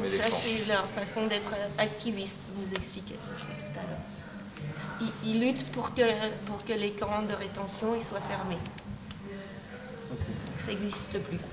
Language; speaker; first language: French; native; French